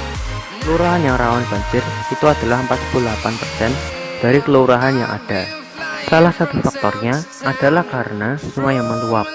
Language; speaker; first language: Indonesian; native; Indonesian